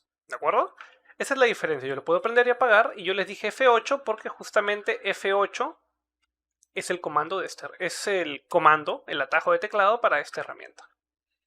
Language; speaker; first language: Spanish; native; Spanish